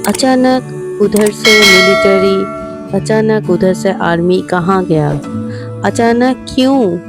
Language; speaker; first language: Hindi; non-native, local second language; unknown